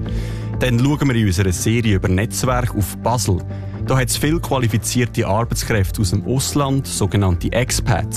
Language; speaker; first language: German; native; German